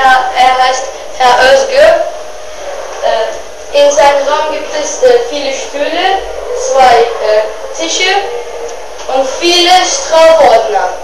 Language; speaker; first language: German; non-native, learner; Turkish